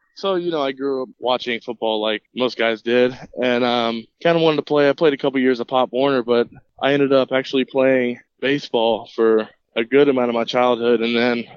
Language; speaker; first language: English; native; English